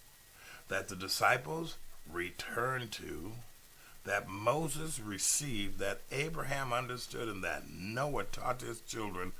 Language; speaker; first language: English; native; English